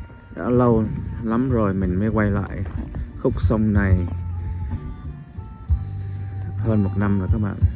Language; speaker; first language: Vietnamese; early bilingual, heritage; Vietnamese